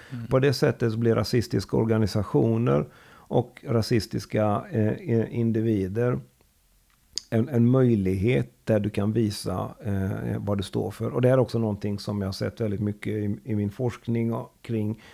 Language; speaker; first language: Swedish; native; Swedish